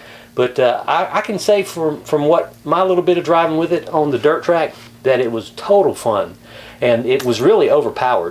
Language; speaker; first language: English; native; English